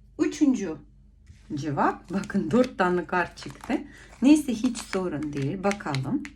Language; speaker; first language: Turkish; non-native, fluent; Ukrainian